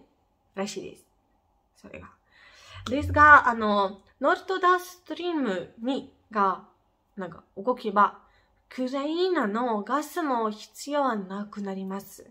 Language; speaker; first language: Japanese; non-native, fluent; Ukrainian